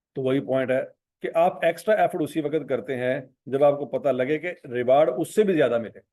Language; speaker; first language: Urdu; non-native, local second language; Punjabi